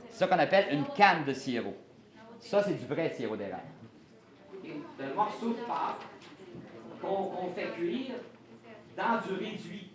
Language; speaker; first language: French; native; French